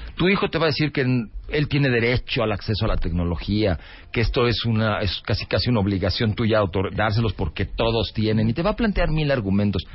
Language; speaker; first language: Spanish; native; Spanish